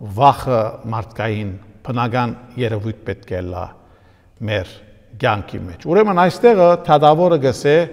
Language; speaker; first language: Armenian; native; Armenian